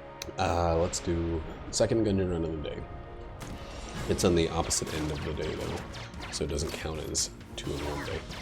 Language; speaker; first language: English; native; English